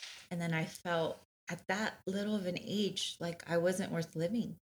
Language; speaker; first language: English; native; English